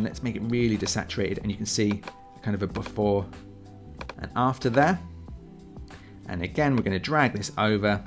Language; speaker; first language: English; native; English